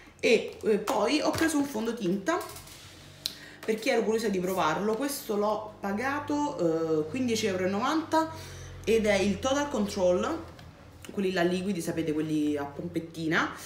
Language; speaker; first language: Italian; native; Italian